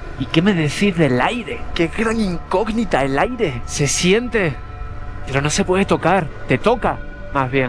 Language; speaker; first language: Spanish; native; Spanish